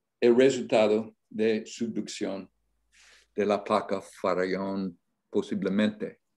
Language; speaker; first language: Spanish; non-native, learner; English